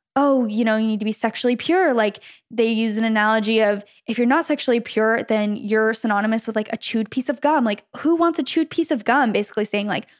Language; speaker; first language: English; native; English